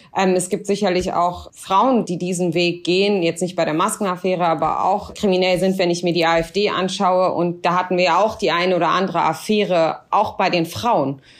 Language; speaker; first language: German; early bilingual, other home language; Arabic